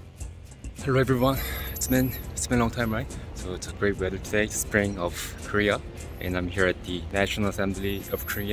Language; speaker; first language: English; non-native, fluent; Korean